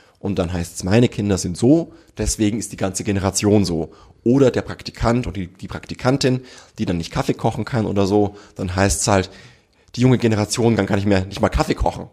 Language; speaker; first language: German; native; German